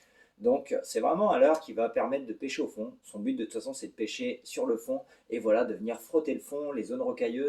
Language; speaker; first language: French; native; French